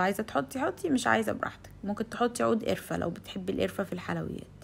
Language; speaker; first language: Arabic; native; Arabic